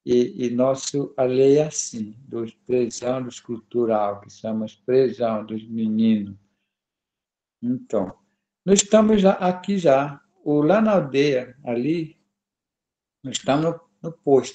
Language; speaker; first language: Portuguese; non-native, local second language; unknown